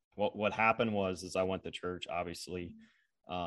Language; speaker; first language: English; native; English